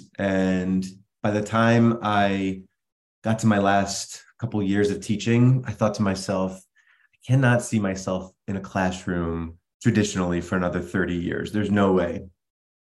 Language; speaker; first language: English; native; English